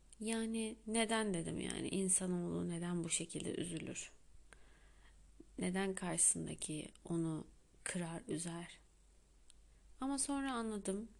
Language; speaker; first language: Turkish; native; Turkish